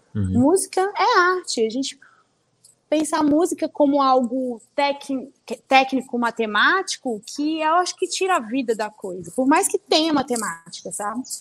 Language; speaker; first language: Portuguese; early bilingual, other home language; Spanish